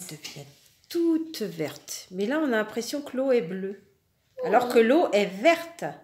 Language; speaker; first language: French; native; French